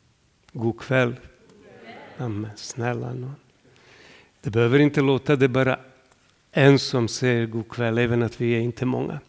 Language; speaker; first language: Swedish; non-native, fluent; Serbian